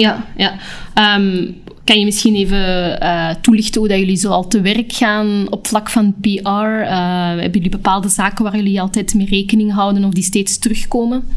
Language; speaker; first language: Dutch; native; Dutch